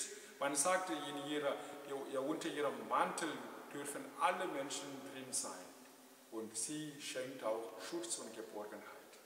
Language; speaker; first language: German; non-native, fluent; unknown